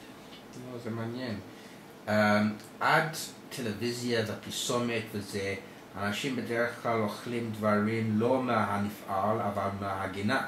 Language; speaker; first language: Hebrew; non-native, learner; English